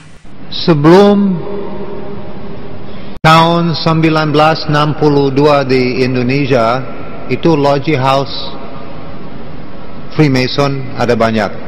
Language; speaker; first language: Indonesian; non-native, learner; English